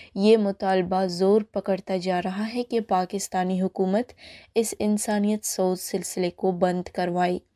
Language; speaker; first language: Urdu; non-native, local second language; Baluchi